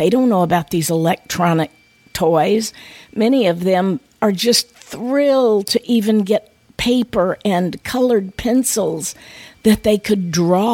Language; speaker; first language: English; native; English